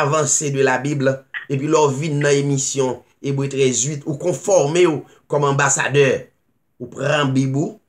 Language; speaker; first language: French; non-native, local second language; Haitian Creole